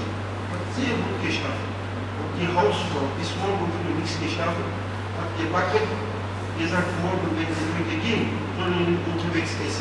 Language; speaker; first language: German; non-native, fluent; Turkish